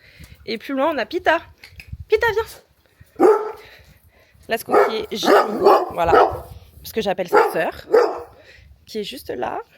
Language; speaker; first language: French; native; French